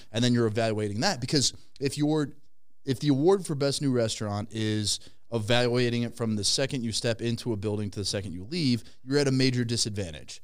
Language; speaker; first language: English; native; English